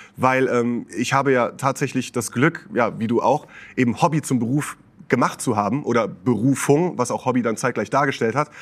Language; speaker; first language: German; native; German